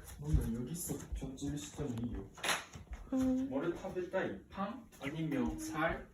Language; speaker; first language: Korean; non-native, learner; Japanese